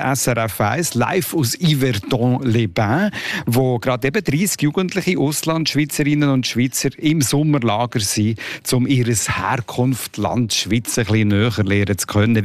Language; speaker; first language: German; native; German